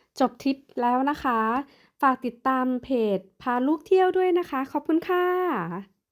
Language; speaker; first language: Thai; native; Thai